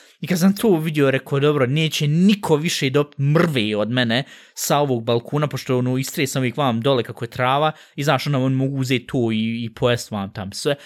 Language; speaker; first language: Bosnian; native; Bosnian